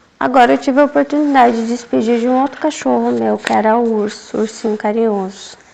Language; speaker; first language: Portuguese; native; Portuguese